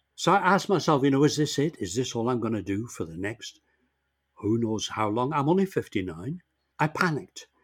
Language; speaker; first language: English; native; English